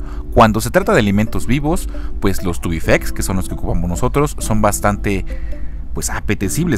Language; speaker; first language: Spanish; native; Spanish